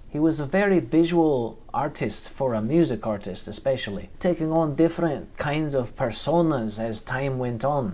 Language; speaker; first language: English; native; English